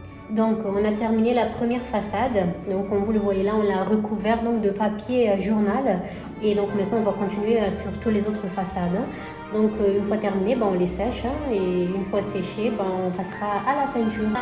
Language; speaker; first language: French; native; French